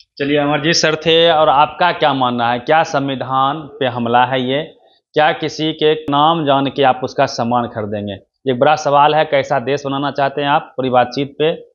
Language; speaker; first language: Hindi; native; Hindi